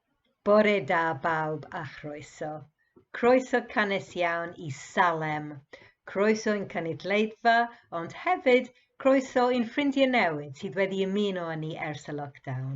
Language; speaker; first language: Welsh; non-native, fluent; English